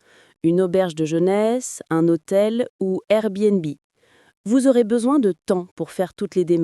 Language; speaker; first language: French; non-native, fluent; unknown